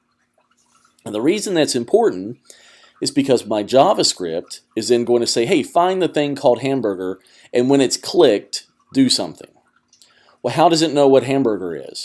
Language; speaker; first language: English; native; English